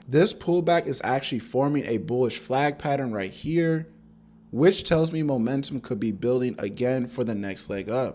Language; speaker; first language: English; native; English